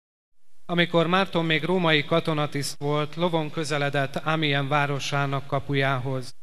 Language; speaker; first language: Hungarian; native; Hungarian